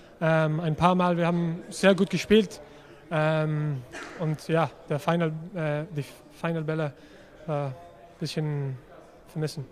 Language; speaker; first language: German; non-native, learner; English